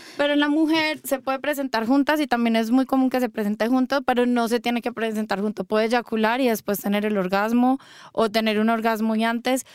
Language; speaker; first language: Spanish; native; Spanish